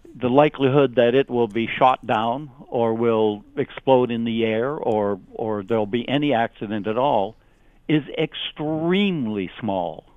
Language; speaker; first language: English; native; English